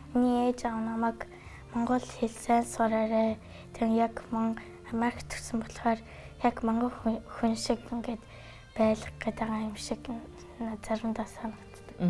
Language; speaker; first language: Mongolian; early bilingual, heritage; Mongolian